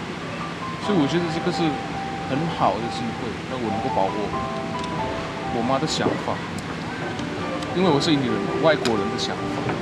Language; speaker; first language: Chinese; non-native, fluent; Javanese